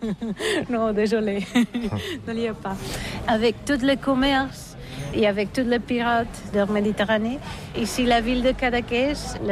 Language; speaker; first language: French; non-native, learner; Catalan